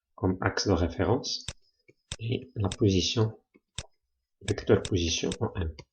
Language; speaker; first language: French; non-native, local second language; Arabic